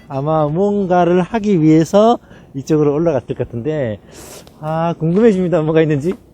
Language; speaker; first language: Korean; native; Korean